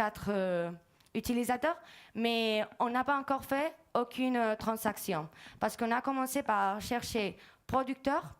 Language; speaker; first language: French; non-native, fluent; Spanish